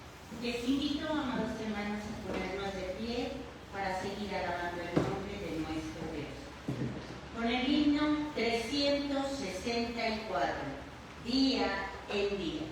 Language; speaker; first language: Spanish; native; Spanish